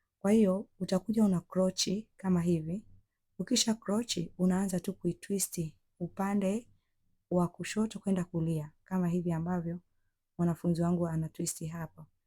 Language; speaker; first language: Swahili; native; Swahili